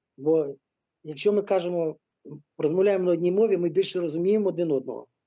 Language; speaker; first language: Ukrainian; non-native, local second language; Russian